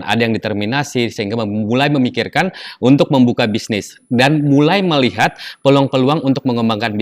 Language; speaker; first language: Indonesian; native; Indonesian